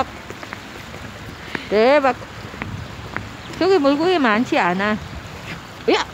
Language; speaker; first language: Korean; non-native, learner; Filipino